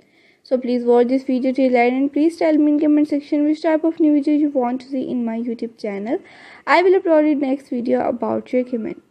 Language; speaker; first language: English; non-native, learner; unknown